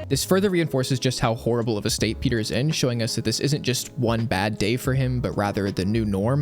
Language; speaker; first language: English; native; English